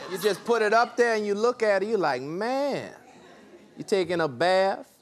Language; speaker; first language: English; native; English